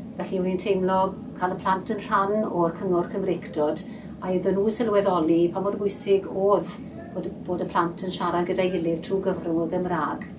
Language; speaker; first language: Welsh; native; Welsh